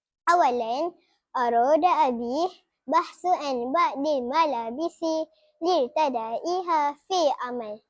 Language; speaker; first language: Arabic; non-native, learner; Malay